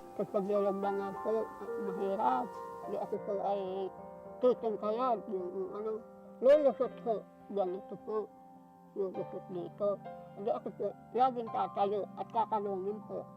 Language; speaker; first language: Filipino; native; Filipino